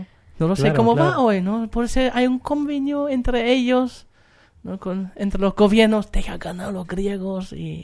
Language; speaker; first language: Spanish; non-native, fluent; German